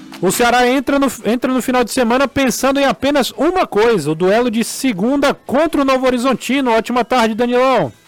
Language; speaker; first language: Portuguese; native; Portuguese